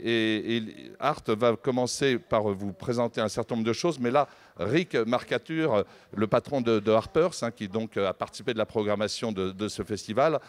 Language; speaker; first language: French; native; French